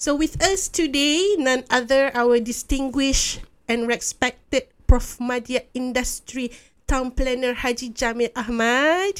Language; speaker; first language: English; non-native, local second language; Malay